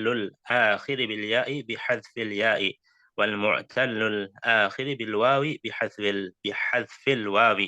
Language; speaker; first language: Arabic; non-native, learner; Indonesian